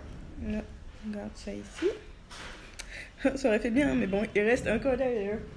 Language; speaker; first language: French; native; French